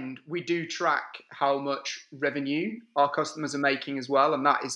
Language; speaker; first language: English; native; English